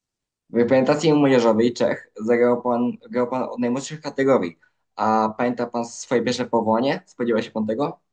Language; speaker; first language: Polish; native; Polish